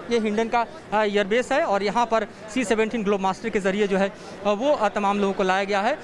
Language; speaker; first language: Hindi; native; Hindi